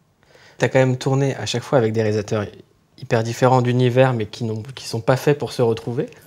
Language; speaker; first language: French; native; French